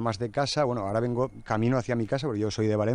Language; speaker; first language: Spanish; native; Spanish